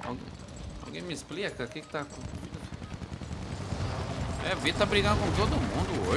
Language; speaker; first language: Portuguese; native; Portuguese